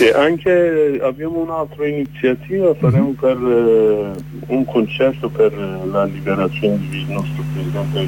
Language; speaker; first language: Italian; non-native, learner; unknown